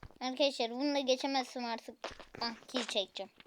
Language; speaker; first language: Turkish; native; Turkish